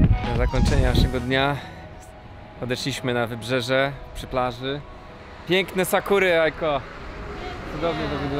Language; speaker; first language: Polish; native; Polish